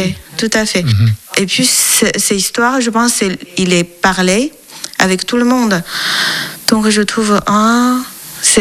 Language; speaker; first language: French; non-native, learner; Chinese